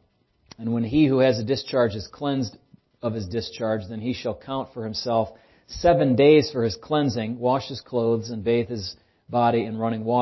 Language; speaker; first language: English; native; English